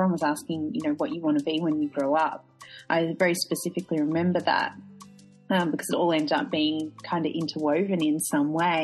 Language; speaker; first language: English; native; English